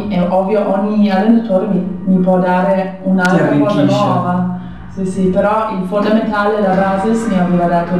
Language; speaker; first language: Italian; non-native, fluent; German